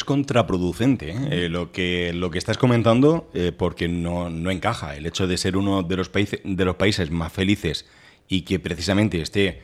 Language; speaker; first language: Spanish; native; Spanish